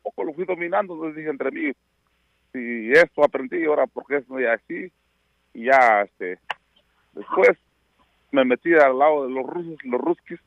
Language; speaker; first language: Spanish; non-native, local second language; Mixtepec Mixtec